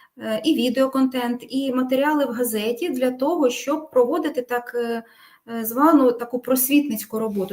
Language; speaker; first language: Ukrainian; native; Ukrainian